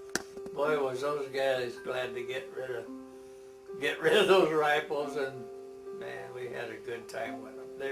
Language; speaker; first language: English; native; English